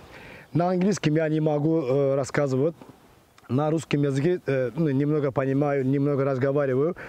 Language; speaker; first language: Russian; non-native, learner; Azerbaijani